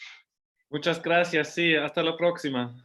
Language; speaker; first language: Spanish; non-native, fluent; German